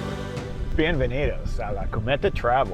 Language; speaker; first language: Spanish; non-native, fluent; English